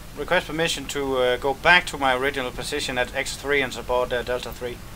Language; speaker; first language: English; non-native, fluent; Danish